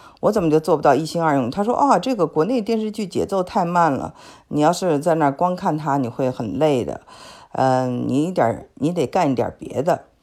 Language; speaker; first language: Chinese; native; Chinese